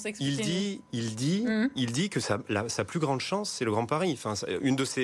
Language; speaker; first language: French; native; French